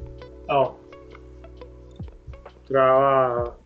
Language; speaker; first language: Spanish; non-native, learner; English